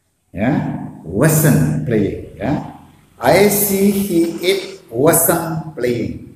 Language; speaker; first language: English; non-native, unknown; Balinese